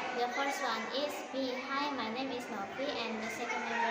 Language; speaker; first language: English; non-native, learner; Indonesian